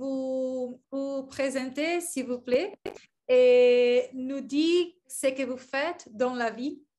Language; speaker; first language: French; non-native, learner; English